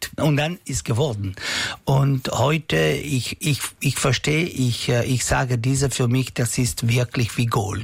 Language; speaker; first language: German; non-native, local second language; Italian